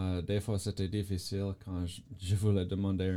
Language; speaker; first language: French; non-native, learner; English